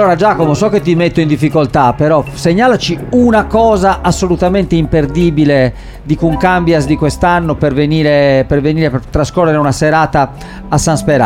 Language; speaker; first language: Italian; native; Italian